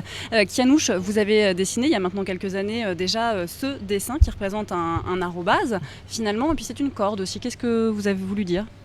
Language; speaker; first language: French; native; French